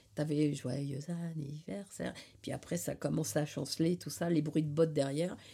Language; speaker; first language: French; native; French